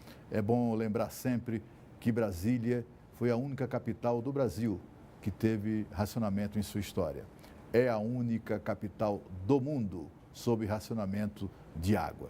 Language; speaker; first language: Portuguese; native; Portuguese